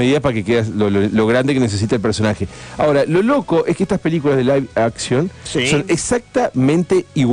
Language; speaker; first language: Spanish; native; Spanish